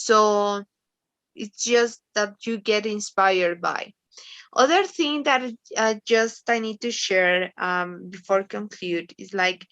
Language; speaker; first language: English; non-native, fluent; Spanish